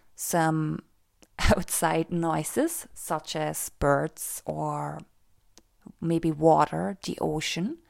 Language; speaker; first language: English; non-native, fluent; German